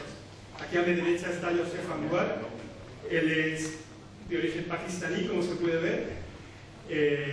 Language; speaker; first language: Spanish; native; Spanish